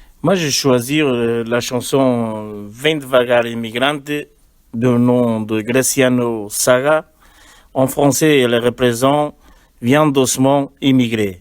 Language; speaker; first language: French; non-native, learner; Portuguese